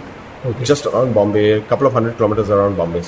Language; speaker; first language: English; non-native, local second language; Gujarati